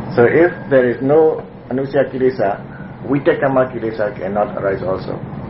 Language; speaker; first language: English; non-native, fluent; Burmese